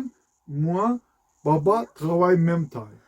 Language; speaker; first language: French; non-native, learner; Turkish